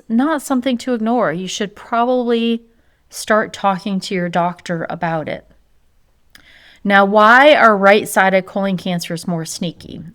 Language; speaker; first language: English; native; English